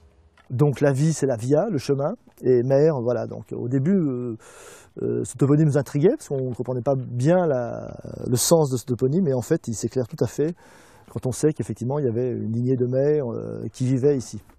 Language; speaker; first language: French; native; French